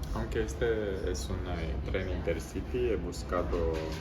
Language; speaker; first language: Spanish; non-native, fluent; German